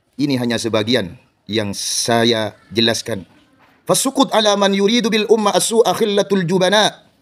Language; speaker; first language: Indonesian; non-native, local second language; Madurese